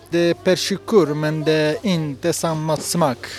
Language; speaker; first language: Swedish; non-native, learner; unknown